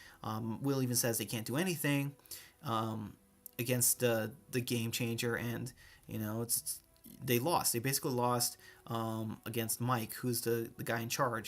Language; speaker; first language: English; native; English